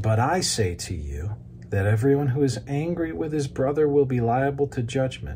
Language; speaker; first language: English; native; English